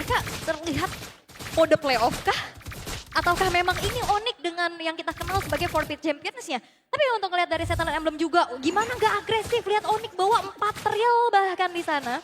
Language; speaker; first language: Indonesian; native; Indonesian